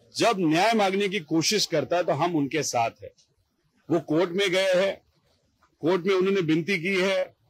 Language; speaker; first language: Hindi; non-native, local second language; Marathi